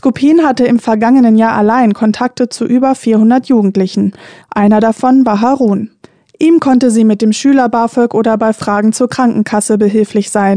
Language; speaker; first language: German; native; German